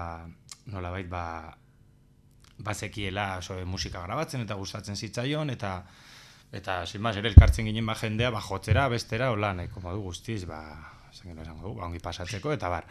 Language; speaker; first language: Basque; non-native, local second language; Spanish